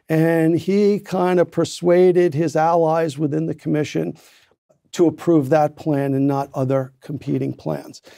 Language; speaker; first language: English; native; English